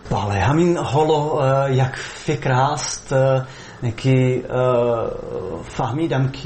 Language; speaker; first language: Tajik; non-native, fluent; Czech